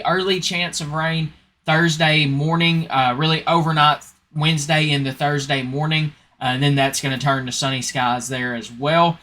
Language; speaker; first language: English; native; English